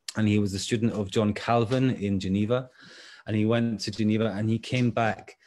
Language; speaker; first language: English; native; English